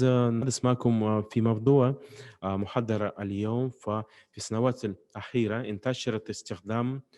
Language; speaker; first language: Arabic; non-native, fluent; Russian